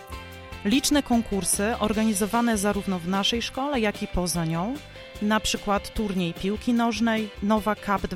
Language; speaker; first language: Polish; native; Polish